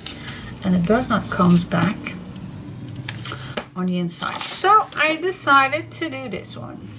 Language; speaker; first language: English; non-native, fluent; Dutch